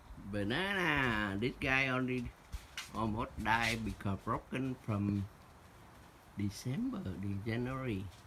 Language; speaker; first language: English; non-native, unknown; Vietnamese